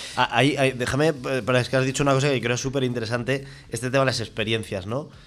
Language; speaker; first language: Spanish; native; Spanish